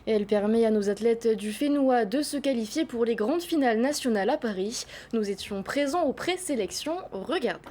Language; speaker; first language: French; native; French